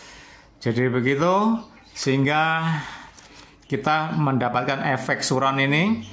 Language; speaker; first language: Indonesian; native; Indonesian